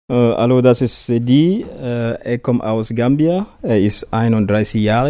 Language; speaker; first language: German; non-native, learner; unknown